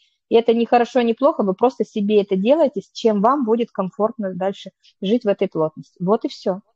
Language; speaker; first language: Russian; native; Russian